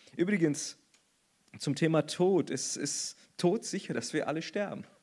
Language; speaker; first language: German; non-native, fluent; Portuguese